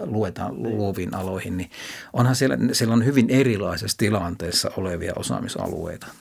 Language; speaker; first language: Finnish; native; Finnish